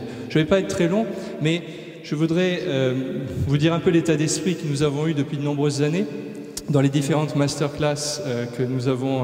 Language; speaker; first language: French; native; French